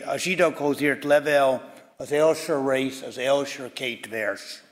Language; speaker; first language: Hungarian; non-native, fluent; English